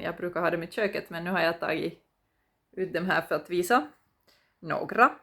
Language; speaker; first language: Swedish; non-native, local second language; Finnish